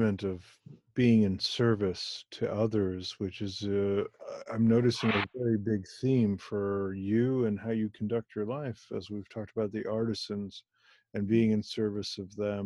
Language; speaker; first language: English; non-native, fluent; Hindi